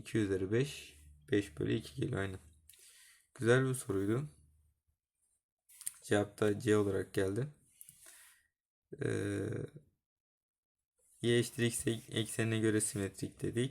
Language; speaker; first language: Turkish; native; Turkish